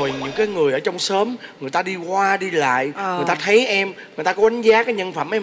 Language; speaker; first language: Vietnamese; native; Vietnamese